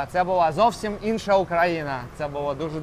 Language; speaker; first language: Ukrainian; non-native, local second language; Russian